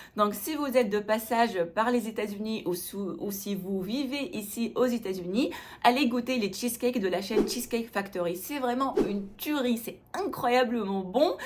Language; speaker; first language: French; non-native, local second language; Arabic